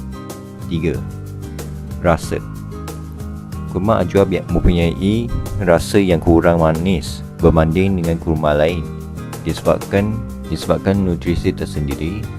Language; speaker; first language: Malay; native; Malay